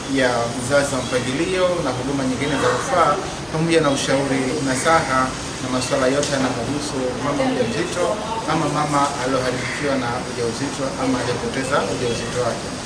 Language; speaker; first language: Swahili; native; Swahili